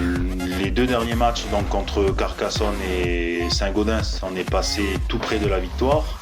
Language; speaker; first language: French; native; French